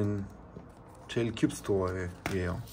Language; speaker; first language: Korean; non-native, learner; Spanish